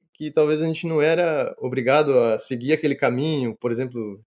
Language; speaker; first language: Portuguese; native; Portuguese